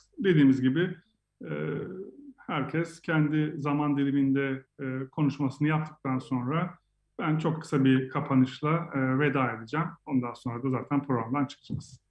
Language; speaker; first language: Turkish; native; Turkish